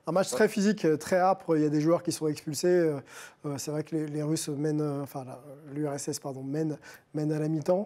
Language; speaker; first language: French; native; French